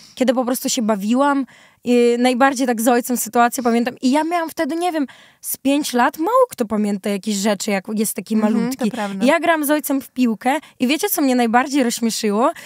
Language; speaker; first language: Polish; early bilingual, other home language; Ukrainian